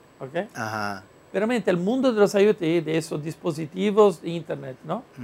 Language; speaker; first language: Spanish; non-native, fluent; Italian